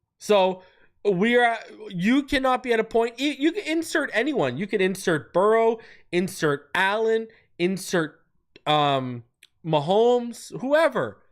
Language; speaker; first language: English; native; English